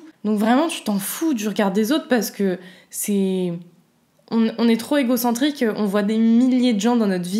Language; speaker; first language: French; native; French